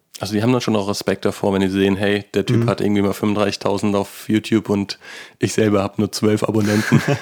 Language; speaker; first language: German; native; German